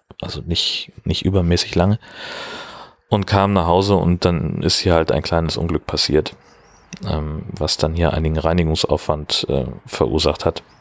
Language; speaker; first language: German; native; German